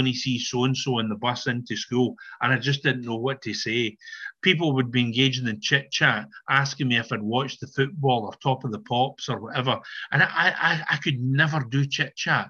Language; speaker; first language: English; native; English